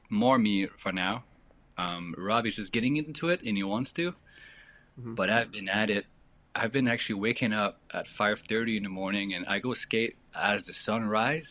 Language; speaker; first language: English; native; English